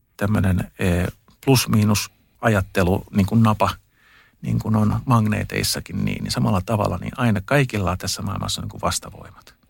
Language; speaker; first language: Finnish; early bilingual, heritage; Finnish